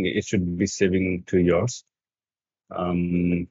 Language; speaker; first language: English; non-native, local second language; Hindi